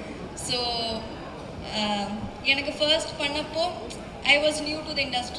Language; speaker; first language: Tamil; non-native, fluent; Malayalam